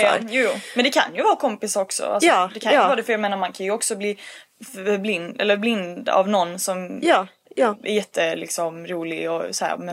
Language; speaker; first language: Swedish; early bilingual, other home language; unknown